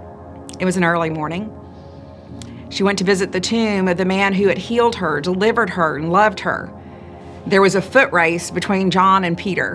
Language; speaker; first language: English; native; English